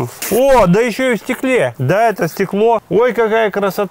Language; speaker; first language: Russian; native; Russian